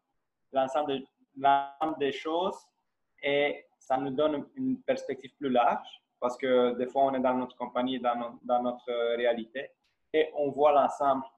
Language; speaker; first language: French; non-native, fluent; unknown